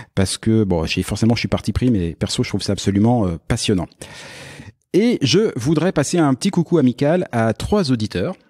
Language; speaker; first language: French; native; French